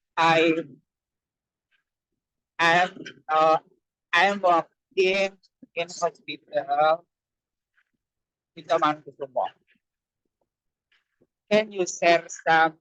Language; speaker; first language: English; non-native, learner; Indonesian